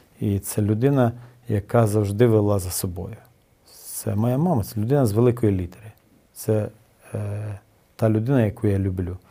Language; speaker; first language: Ukrainian; native; Ukrainian